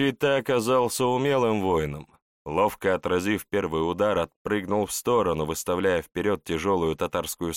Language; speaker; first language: Russian; native; Russian